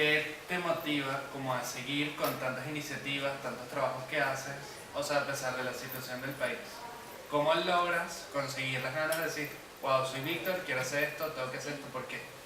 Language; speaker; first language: Spanish; native; Spanish